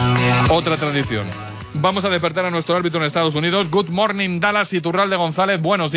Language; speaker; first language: Spanish; native; Spanish